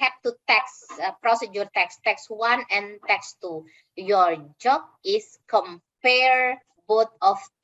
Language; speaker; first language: English; non-native, fluent; Indonesian